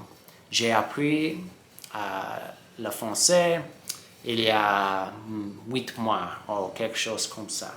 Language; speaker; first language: French; non-native, learner; English